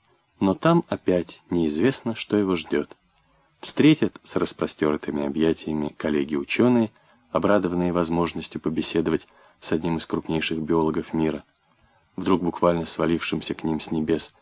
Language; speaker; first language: Russian; native; Russian